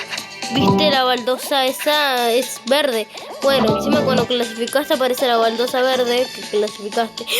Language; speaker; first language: Spanish; native; Spanish